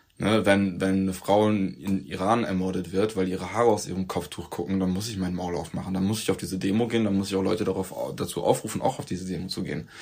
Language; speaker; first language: German; early bilingual, other home language; Turkish